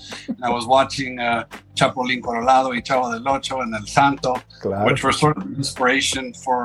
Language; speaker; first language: English; native; English